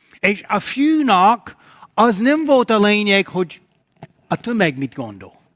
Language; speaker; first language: Hungarian; non-native, fluent; English